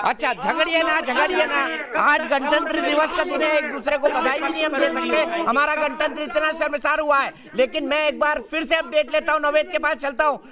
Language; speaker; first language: Hindi; native; Hindi